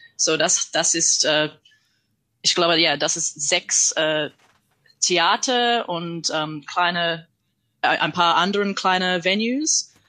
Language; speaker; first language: German; non-native, learner; English